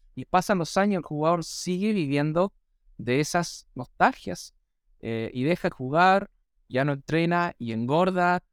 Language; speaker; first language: Spanish; non-native, fluent; English